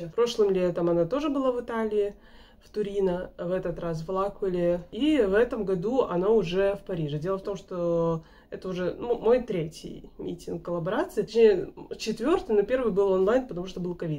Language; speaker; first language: Russian; native; Russian